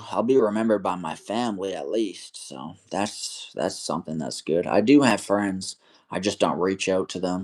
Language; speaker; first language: English; native; English